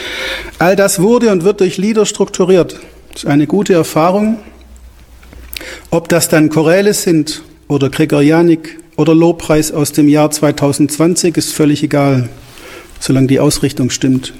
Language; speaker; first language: German; native; German